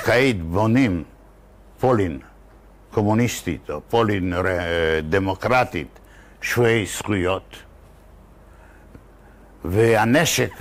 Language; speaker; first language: Hebrew; non-native, fluent; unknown